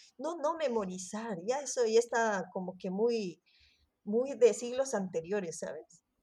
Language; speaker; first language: Spanish; native; Spanish